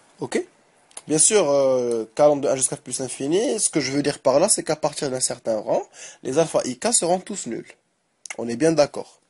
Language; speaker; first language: French; non-native, local second language; Arabic